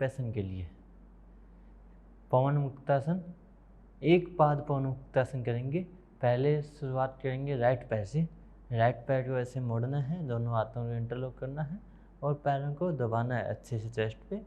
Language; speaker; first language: Hindi; native; Hindi